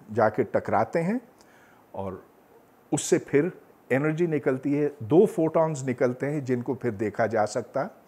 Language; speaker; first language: Urdu; native; Urdu